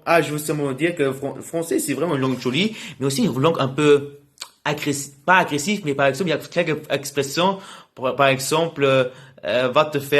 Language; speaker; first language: French; non-native, local second language; Luxembourgish